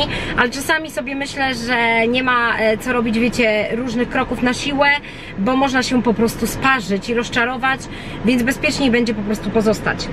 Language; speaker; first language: Polish; native; Polish